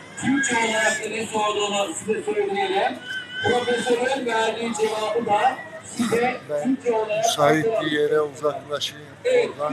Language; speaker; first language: Turkish; native; Turkish